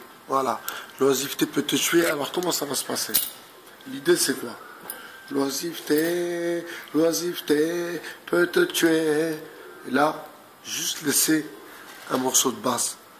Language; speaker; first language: French; native; French